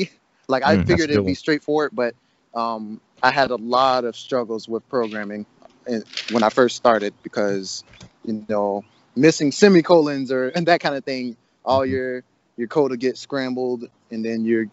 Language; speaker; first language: English; native; English